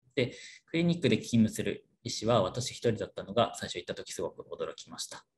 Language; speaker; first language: Japanese; native; Japanese